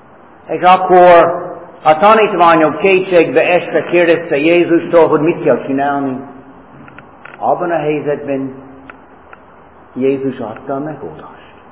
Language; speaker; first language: Hungarian; non-native, fluent; English